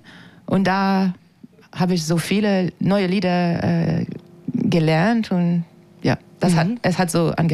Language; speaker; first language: German; non-native, fluent; French